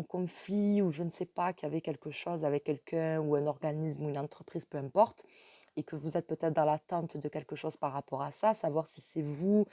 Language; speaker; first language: French; native; French